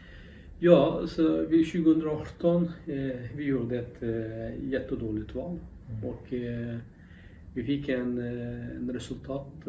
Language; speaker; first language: Swedish; non-native, local second language; Kurdish